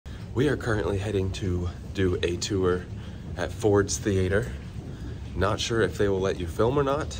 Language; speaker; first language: English; native; English